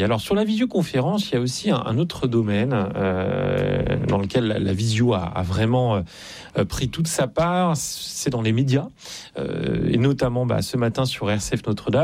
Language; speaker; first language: French; native; French